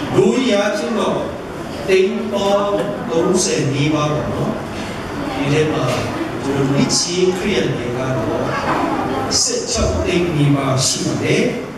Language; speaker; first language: Burmese; non-native, local second language; Tedim Chin